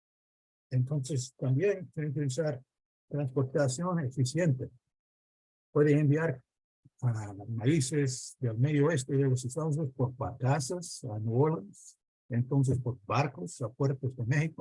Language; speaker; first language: Spanish; non-native, fluent; English